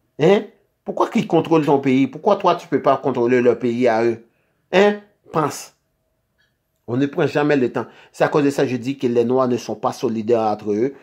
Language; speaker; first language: French; non-native, local second language; Haitian Creole